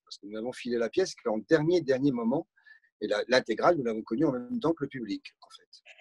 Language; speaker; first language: French; native; French